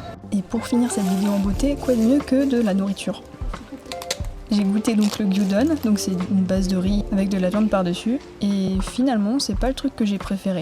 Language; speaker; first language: French; native; French